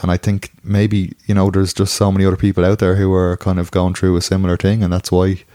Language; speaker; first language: English; native; English